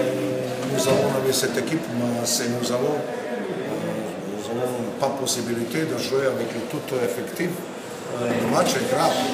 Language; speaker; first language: French; non-native, learner; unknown